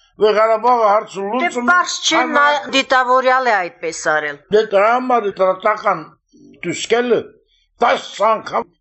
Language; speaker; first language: Armenian; native; Armenian